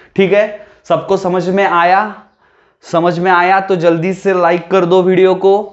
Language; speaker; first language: Hindi; non-native, local second language; Marathi